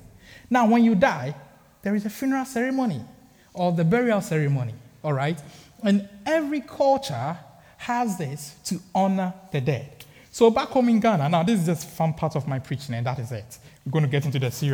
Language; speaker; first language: English; non-native, local second language; Akan